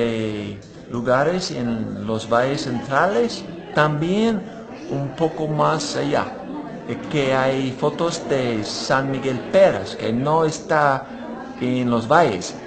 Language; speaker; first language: Spanish; non-native, fluent; English